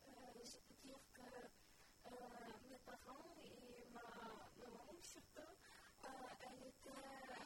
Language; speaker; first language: French; non-native, learner; Ukrainian